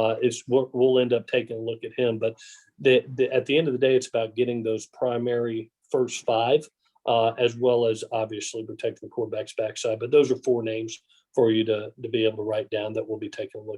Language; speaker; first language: English; native; English